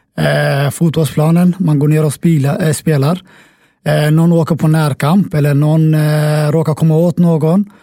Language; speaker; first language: Swedish; early bilingual, other home language; Somali